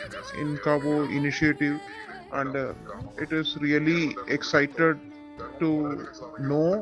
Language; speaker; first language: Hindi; non-native, local second language; Malayalam